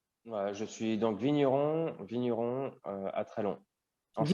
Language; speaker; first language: French; native; French